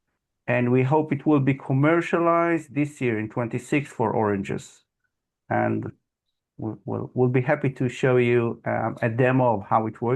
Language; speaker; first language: English; non-native, fluent; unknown